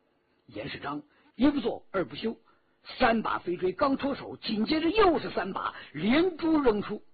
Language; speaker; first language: Chinese; native; Chinese